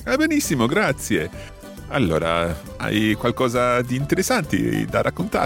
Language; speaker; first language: Italian; non-native, fluent; English